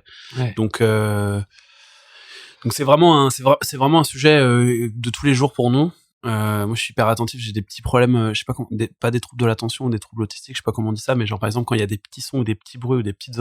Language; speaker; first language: French; native; French